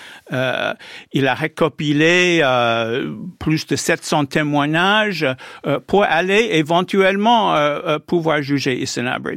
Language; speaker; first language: French; non-native, fluent; English